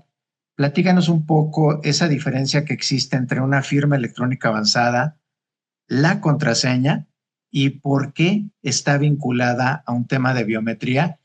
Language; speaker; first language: Spanish; native; Spanish